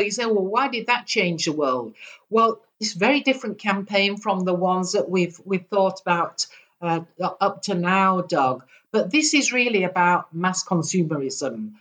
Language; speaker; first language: English; native; English